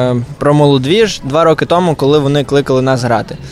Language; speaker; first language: Ukrainian; native; Ukrainian